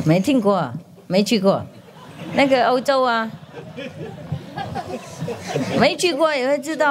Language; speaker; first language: Chinese; non-native, fluent; Vietnamese